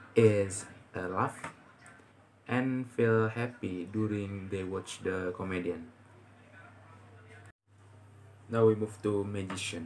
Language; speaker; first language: English; non-native, learner; Indonesian